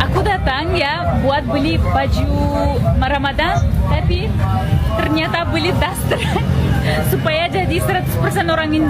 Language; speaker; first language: Indonesian; non-native, learner; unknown